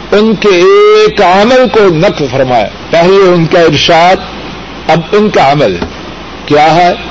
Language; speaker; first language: Urdu; non-native, local second language; Punjabi